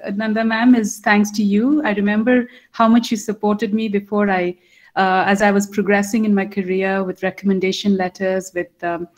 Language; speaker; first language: English; non-native, local second language; Hindi